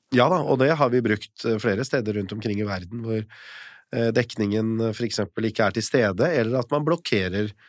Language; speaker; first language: Norwegian; early bilingual, other home language; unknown